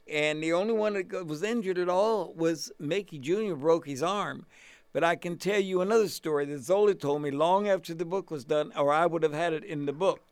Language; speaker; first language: English; native; English